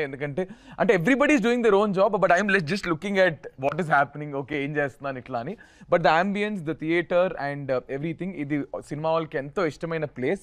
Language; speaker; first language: Telugu; native; Telugu